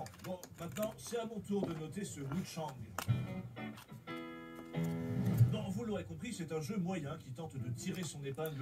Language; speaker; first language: French; native; French